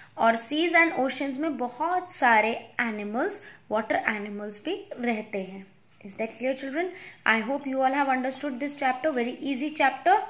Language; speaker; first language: Hindi; native; Hindi